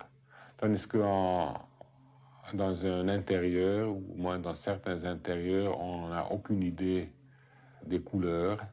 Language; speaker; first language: French; non-native, fluent; Hungarian